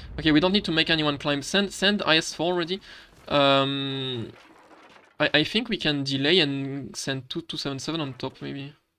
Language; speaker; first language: English; non-native, fluent; French